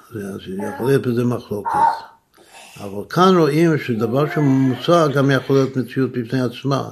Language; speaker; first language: Hebrew; non-native, fluent; English